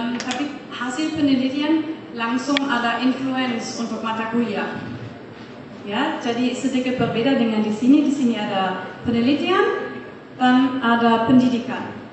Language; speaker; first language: Indonesian; non-native, fluent; German